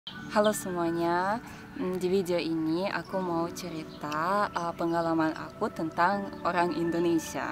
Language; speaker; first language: Indonesian; non-native, fluent; Russian